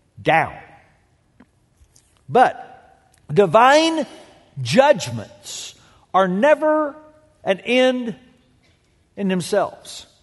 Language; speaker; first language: English; native; English